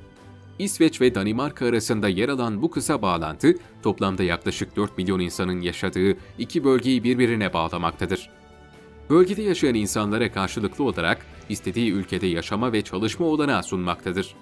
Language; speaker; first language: Turkish; native; Turkish